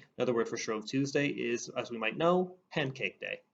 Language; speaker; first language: English; native; English